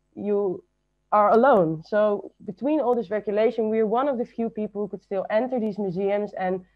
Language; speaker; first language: English; non-native, fluent; Dutch